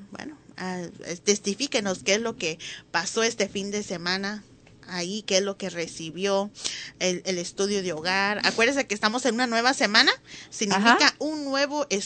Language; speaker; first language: Spanish; early bilingual, heritage; Spanish